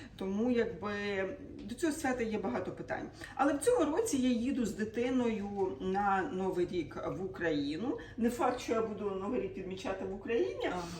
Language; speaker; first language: Ukrainian; non-native, local second language; Russian